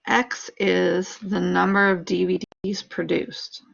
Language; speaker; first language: English; native; English